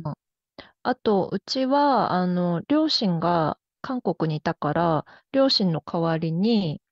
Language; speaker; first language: Japanese; early bilingual, other home language; Korean